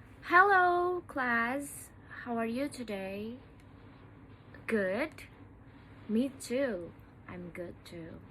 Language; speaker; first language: English; non-native, learner; Indonesian